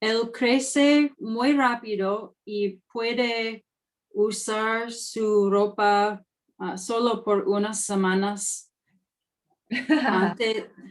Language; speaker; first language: Spanish; non-native, learner; English